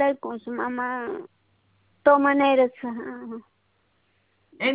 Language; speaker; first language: Spanish; non-native, local second language; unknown